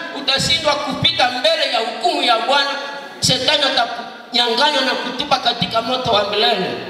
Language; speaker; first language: Swahili; non-native, local second language; Nande